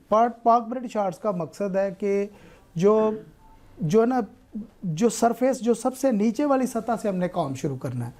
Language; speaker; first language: Urdu; non-native, local second language; Punjabi